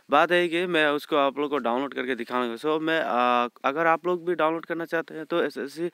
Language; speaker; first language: Hindi; non-native, local second language; Assamese